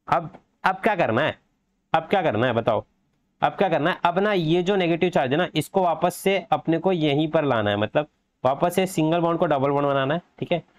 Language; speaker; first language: Hindi; native; Hindi